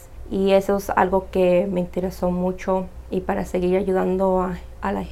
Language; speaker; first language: Spanish; early bilingual, heritage; Spanish